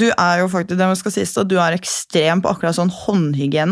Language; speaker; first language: Norwegian; native; Norwegian